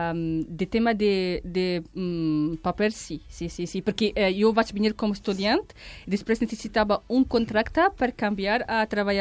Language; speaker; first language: Catalan; non-native, fluent; Arabic